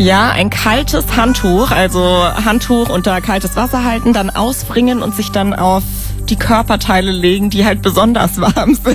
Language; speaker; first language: German; native; German